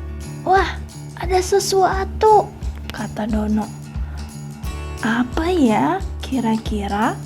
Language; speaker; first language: Indonesian; native; Indonesian